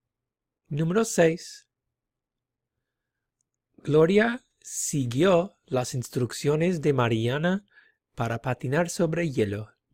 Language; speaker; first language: Spanish; non-native, fluent; English